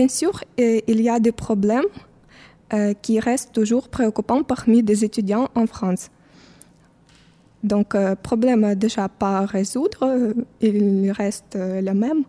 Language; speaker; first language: French; non-native, fluent; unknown